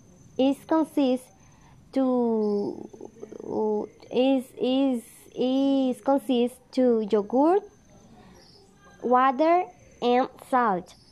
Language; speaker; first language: English; non-native, learner; Spanish